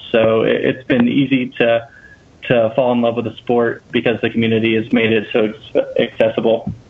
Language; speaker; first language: English; native; English